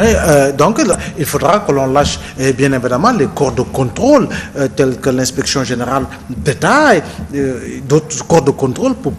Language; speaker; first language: French; non-native, local second language; Wolof